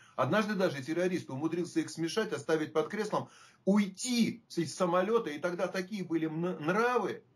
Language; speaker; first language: Russian; native; Russian